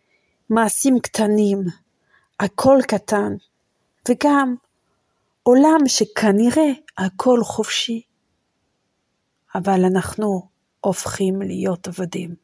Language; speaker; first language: Hebrew; non-native, fluent; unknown